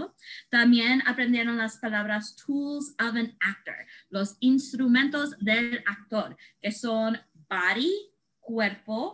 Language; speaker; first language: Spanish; early bilingual, heritage; Spanish